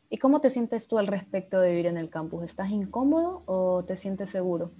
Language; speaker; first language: Spanish; native; Spanish